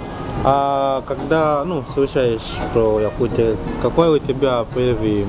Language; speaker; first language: Russian; non-native, learner; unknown